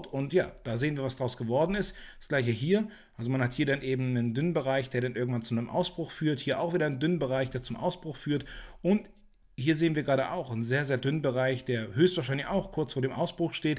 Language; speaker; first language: German; native; German